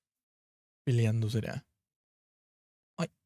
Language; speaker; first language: Spanish; native; Spanish